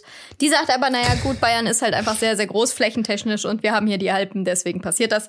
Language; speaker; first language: German; native; German